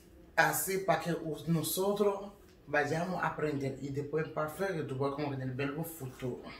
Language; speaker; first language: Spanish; non-native, learner; Haitian Creole